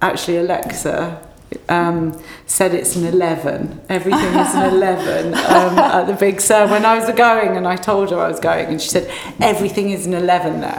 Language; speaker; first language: English; native; English